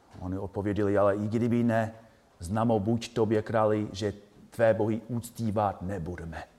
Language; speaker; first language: Czech; non-native, fluent; English